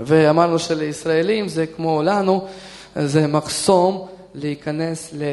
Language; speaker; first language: Hebrew; non-native, fluent; Russian